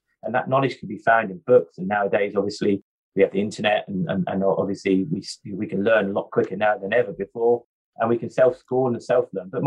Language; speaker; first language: English; native; English